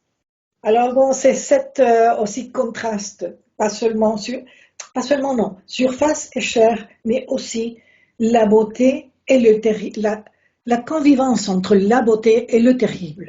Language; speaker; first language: French; non-native, fluent; Spanish